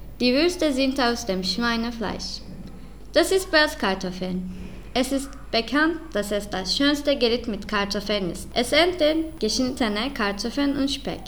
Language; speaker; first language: German; non-native, learner; Turkish